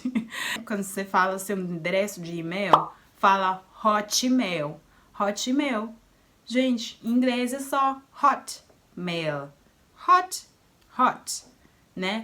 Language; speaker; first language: Portuguese; non-native, fluent; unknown